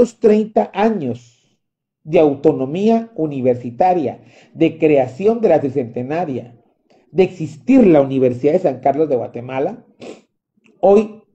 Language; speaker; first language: Spanish; native; Spanish